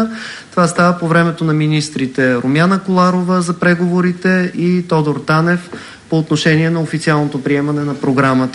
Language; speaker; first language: Bulgarian; native; Bulgarian